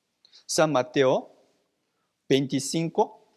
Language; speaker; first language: Spanish; non-native, fluent; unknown